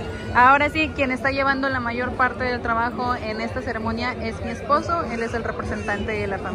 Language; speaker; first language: Spanish; native; Spanish